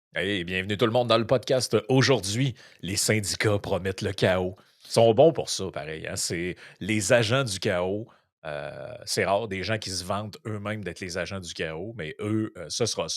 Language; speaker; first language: French; native; French